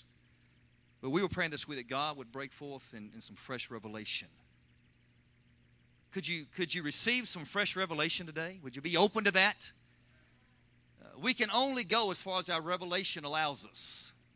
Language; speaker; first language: English; native; English